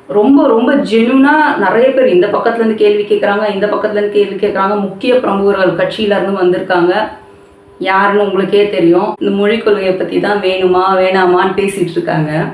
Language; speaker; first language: Tamil; non-native, local second language; Telugu